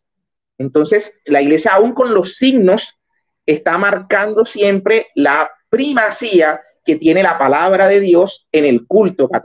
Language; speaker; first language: Spanish; native; Spanish